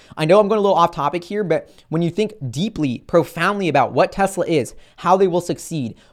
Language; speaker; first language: English; native; English